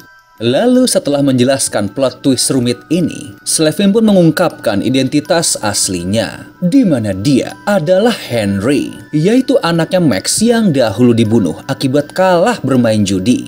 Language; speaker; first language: Indonesian; native; Indonesian